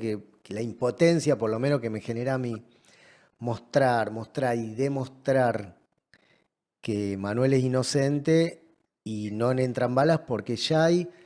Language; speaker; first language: Spanish; native; Spanish